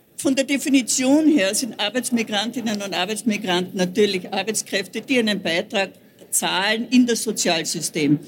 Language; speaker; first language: German; native; German